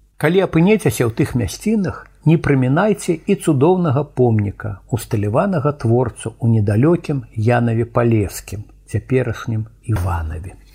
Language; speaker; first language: Belarusian; native; Belarusian